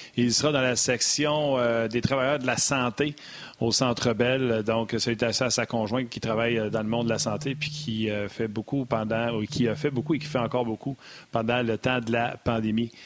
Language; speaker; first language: French; native; French